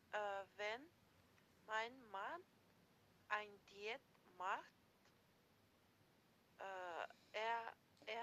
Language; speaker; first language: German; non-native, learner; Macedonian